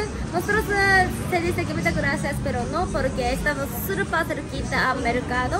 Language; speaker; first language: Spanish; non-native, learner; Japanese